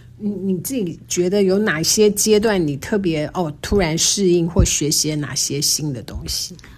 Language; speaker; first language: Chinese; native; Chinese